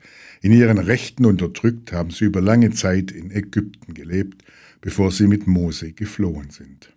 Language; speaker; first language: German; native; German